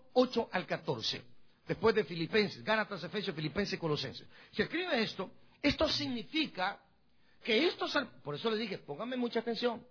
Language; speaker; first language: Spanish; native; Spanish